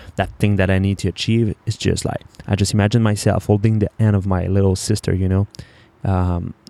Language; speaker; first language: English; non-native, fluent; French